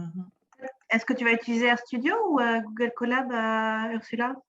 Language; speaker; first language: French; native; French